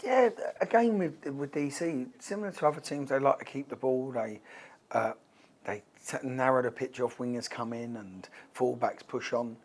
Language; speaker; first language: English; native; English